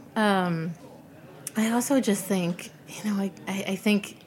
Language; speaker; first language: English; native; English